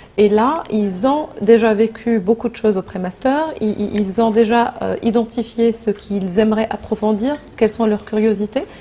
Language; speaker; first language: French; non-native, local second language; Arabic